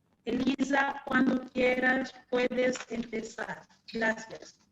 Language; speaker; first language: Spanish; non-native, fluent; Portuguese